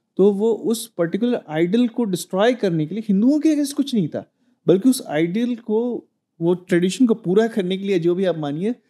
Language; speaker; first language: Hindi; native; Hindi